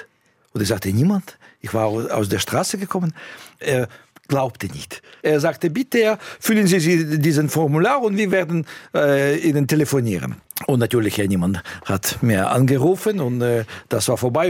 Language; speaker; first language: German; non-native, fluent; Russian